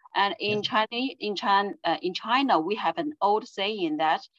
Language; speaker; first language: English; non-native, fluent; Chinese